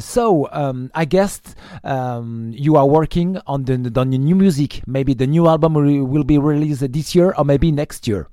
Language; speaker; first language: English; non-native, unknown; French